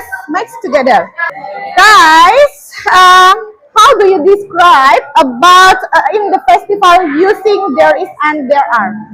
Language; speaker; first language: English; non-native, learner; Indonesian